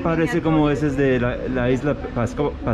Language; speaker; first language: Spanish; non-native, fluent; English